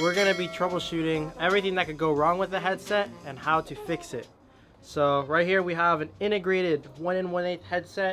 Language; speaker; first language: English; native; English